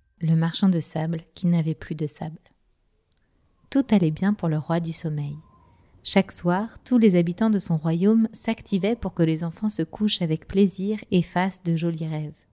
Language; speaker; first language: French; native; French